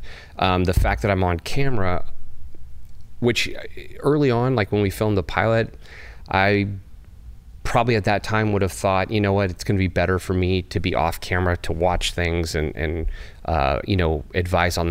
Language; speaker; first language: English; native; English